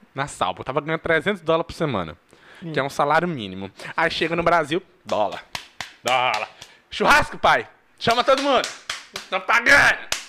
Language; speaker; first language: Portuguese; early bilingual, heritage; Portuguese